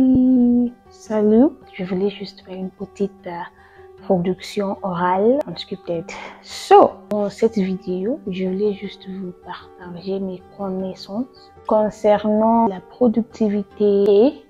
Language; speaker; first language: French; non-native, fluent; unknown